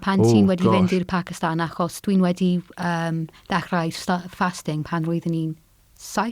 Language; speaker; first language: Welsh; non-native, local second language; English